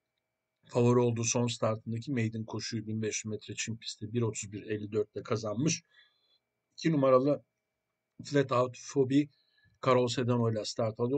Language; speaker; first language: Turkish; native; Turkish